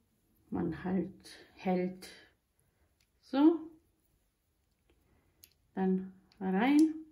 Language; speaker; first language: German; non-native, learner; Croatian